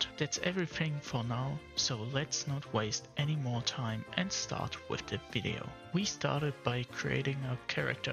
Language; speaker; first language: English; non-native, fluent; German